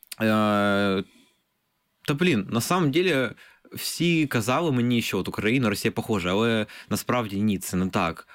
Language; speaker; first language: Ukrainian; non-native, local second language; Russian